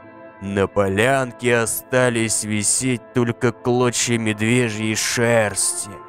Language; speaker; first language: Russian; native; Russian